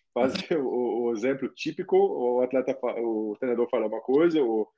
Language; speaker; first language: Portuguese; non-native, fluent; German